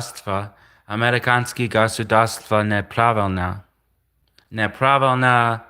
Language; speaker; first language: Russian; non-native, learner; English